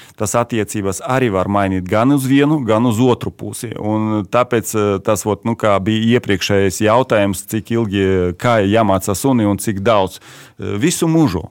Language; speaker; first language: Latvian; non-native, local second language; Russian